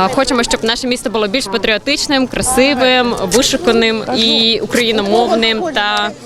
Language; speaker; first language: Ukrainian; native; Ukrainian